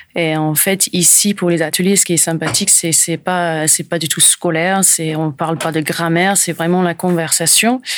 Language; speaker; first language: French; non-native, fluent; English